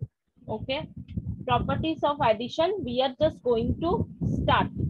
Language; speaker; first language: English; non-native, local second language; Bangla